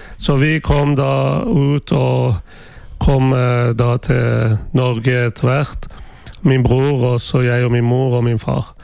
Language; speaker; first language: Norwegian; non-native, fluent; Persian